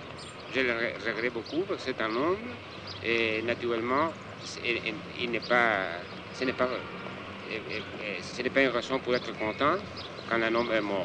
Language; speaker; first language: French; non-native, fluent; Spanish